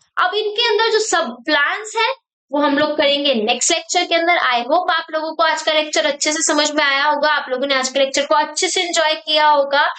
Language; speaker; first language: Hindi; native; Hindi